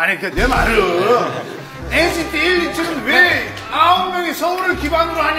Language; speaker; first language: Korean; native; Korean